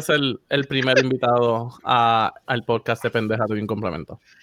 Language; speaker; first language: Spanish; native; Spanish